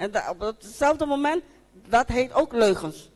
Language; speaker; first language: Dutch; non-native, local second language; Papiamento